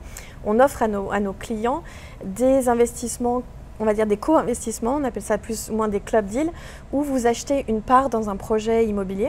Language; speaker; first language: French; native; French